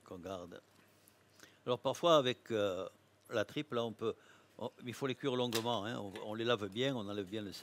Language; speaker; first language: French; native; French